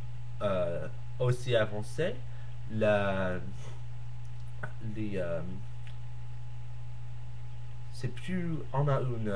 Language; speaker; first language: French; non-native, learner; English